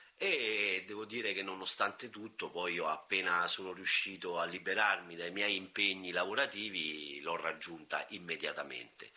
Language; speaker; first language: Italian; native; Italian